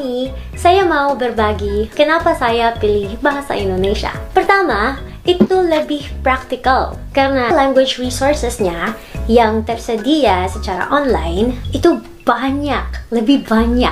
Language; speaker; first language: Indonesian; non-native, learner; Filipino